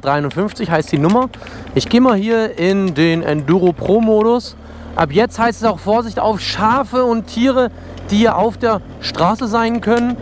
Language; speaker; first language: German; native; German